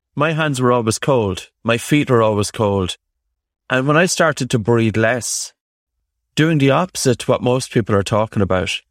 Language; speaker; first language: English; native; English